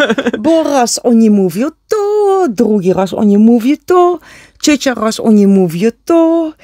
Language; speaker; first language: Polish; non-native, learner; Dutch